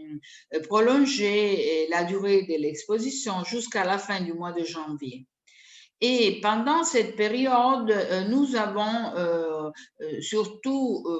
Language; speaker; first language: French; non-native, fluent; Italian